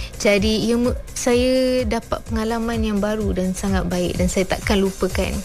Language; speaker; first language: Malay; non-native, fluent; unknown